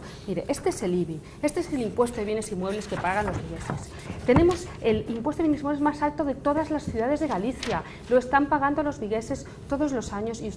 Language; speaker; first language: Spanish; native; Spanish